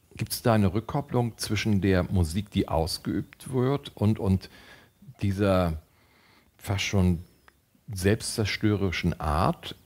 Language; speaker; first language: German; native; German